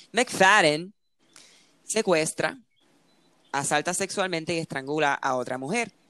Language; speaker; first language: Spanish; early bilingual, heritage; Spanish